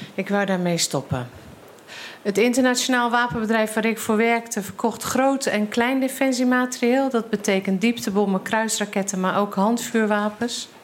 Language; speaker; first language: Dutch; native; Dutch